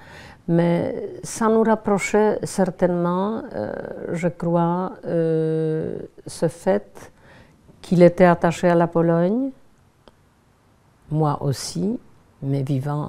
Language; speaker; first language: French; non-native, fluent; Polish